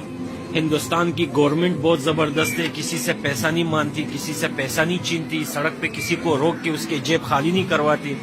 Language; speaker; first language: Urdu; non-native, fluent; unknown